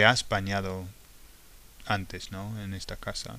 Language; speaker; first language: Spanish; non-native, fluent; English